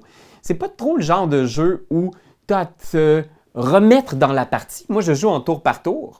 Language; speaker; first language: French; native; French